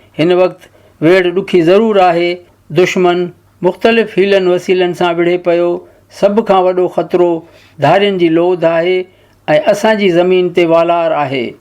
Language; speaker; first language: Sindhi; native; Sindhi